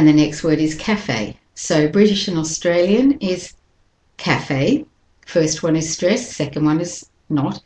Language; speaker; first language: English; native; English